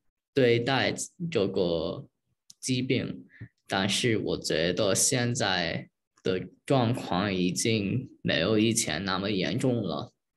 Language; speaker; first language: Chinese; early bilingual, heritage; Chinese